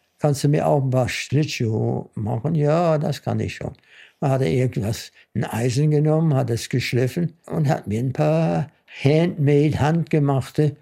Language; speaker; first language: German; native; German